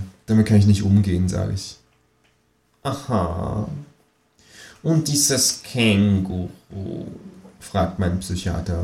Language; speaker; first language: German; native; German